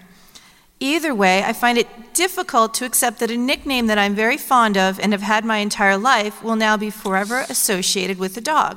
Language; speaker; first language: English; native; English